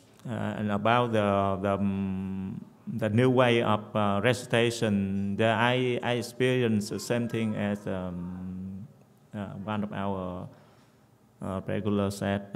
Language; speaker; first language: English; non-native, fluent; Vietnamese